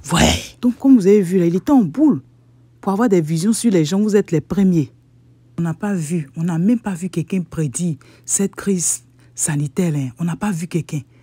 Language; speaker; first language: French; native; French